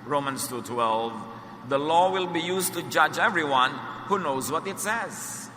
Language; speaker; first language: English; non-native, local second language; Filipino